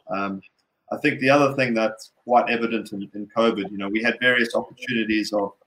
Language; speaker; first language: English; native; English